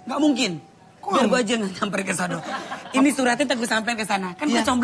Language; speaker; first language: Indonesian; native; Indonesian